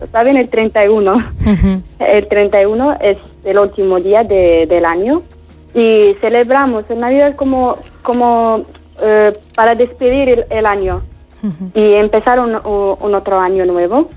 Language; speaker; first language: Spanish; non-native, fluent; Arabic